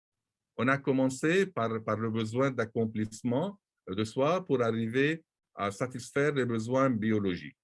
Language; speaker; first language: French; non-native, local second language; Arabic